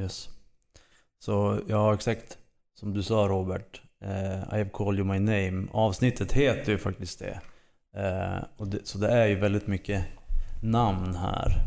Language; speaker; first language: Swedish; native; Swedish